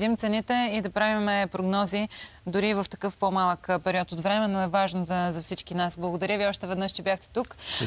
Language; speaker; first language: Bulgarian; native; Bulgarian